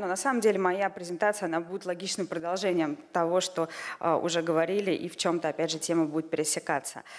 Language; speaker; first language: Russian; native; Russian